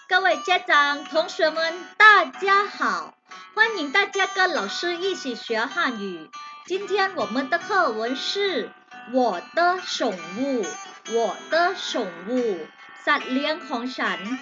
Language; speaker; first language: Chinese; non-native, fluent; Thai